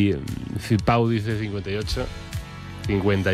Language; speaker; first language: Spanish; native; Spanish